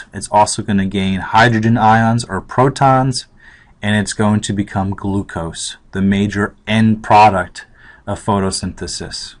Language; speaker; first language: English; native; English